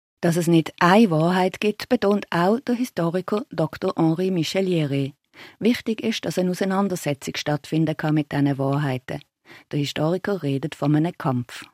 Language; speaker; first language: German; native; German